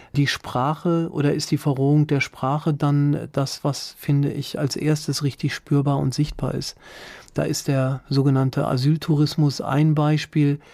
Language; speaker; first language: German; native; German